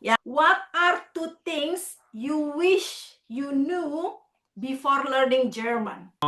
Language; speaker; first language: English; non-native, fluent; Indonesian